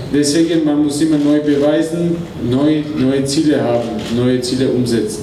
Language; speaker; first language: German; non-native, fluent; Armenian